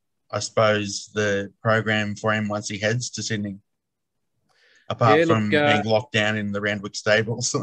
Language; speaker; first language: English; native; English